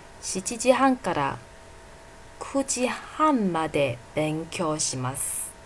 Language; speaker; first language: Japanese; non-native, fluent; Chinese